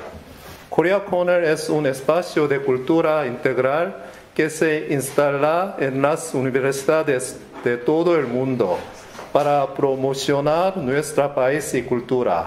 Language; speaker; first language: Spanish; non-native, learner; Korean